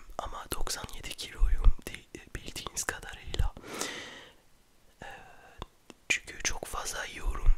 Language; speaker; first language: Turkish; early bilingual, heritage; French